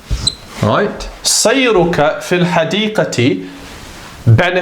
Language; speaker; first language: Arabic; non-native, fluent; English